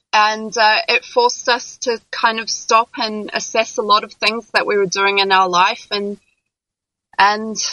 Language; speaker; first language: English; native; English